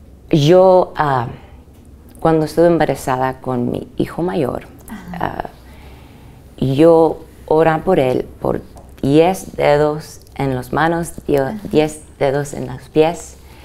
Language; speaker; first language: Spanish; early bilingual, other home language; English